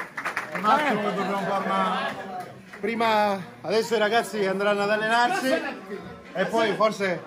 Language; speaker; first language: Italian; native; Italian